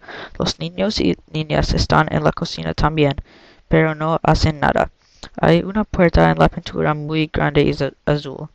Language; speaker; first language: Spanish; non-native, learner; English